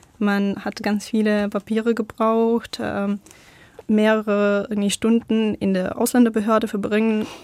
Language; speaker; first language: German; non-native, fluent; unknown